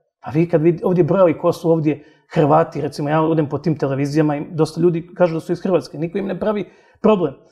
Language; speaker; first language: Serbian; native; Serbian